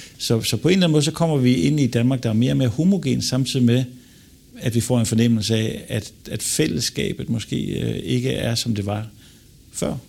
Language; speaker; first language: Danish; native; Danish